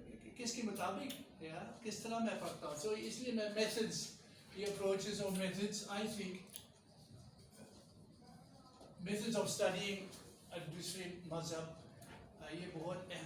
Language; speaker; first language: Hindi; non-native, fluent; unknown